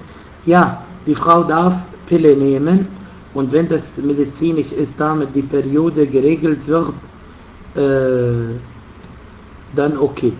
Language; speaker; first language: German; non-native, fluent; Arabic